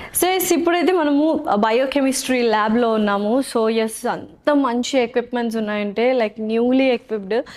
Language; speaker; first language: Telugu; native; Telugu